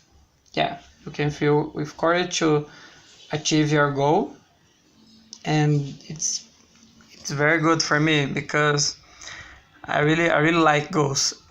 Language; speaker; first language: English; non-native, learner; Portuguese